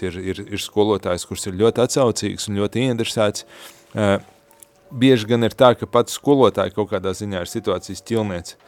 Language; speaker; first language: Latvian; native; Latvian